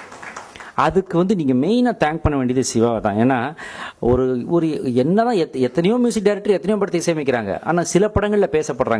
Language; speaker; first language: Tamil; native; Tamil